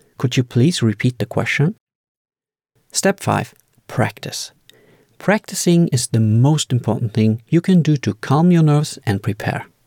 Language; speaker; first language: English; non-native, fluent; German